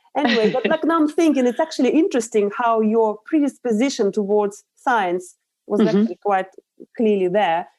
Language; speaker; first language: English; non-native, fluent; Russian